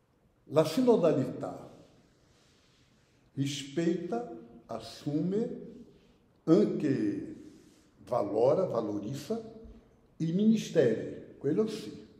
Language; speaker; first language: Italian; non-native, fluent; Portuguese